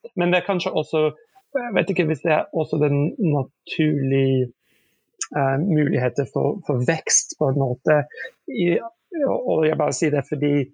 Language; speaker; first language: Norwegian; non-native, fluent; English